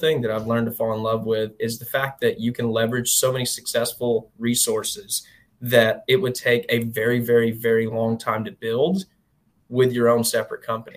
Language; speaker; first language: English; native; English